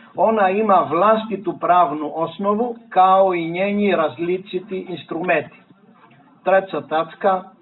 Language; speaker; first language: Serbian; non-native, fluent; Greek